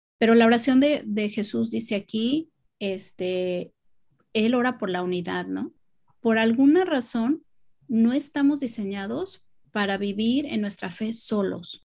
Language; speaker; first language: Spanish; native; Spanish